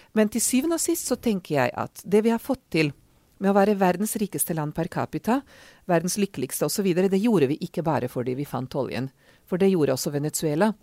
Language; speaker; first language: Norwegian; non-native, fluent; Hungarian